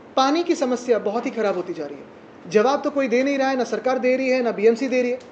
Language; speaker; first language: Hindi; non-native, local second language; Marathi